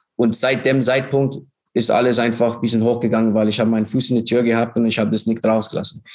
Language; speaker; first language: German; non-native, fluent; English